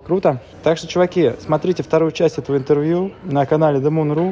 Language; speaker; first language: Russian; native; Russian